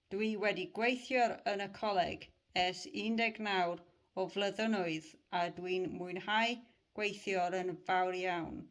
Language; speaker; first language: Welsh; non-native, local second language; English